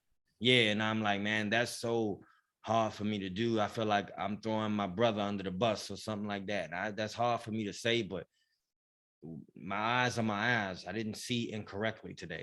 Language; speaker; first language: English; native; English